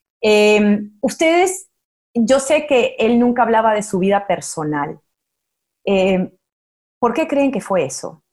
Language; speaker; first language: Spanish; native; Spanish